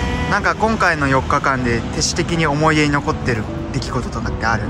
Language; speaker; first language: Japanese; native; Japanese